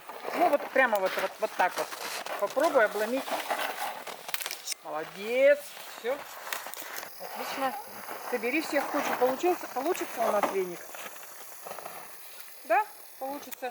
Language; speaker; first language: Russian; native; Russian